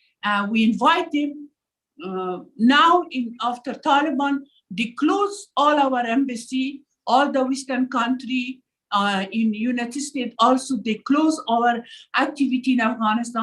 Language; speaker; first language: English; non-native, learner; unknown